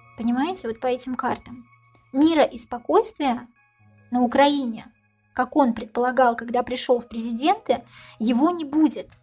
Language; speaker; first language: Russian; native; Russian